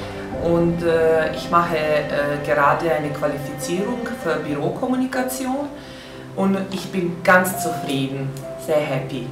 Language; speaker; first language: German; non-native, fluent; Bosnian